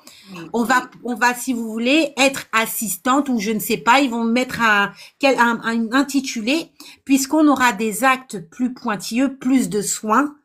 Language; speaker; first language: French; native; French